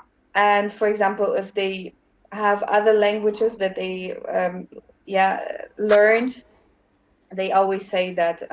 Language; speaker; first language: English; non-native, fluent; German